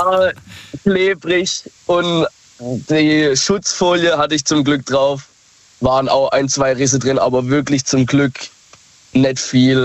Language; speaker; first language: German; native; German